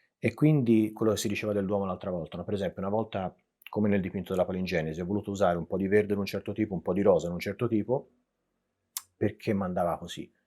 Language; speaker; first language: Italian; native; Italian